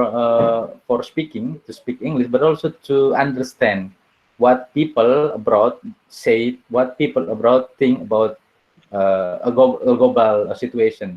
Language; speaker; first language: English; non-native, learner; Indonesian